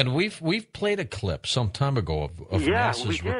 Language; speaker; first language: English; native; English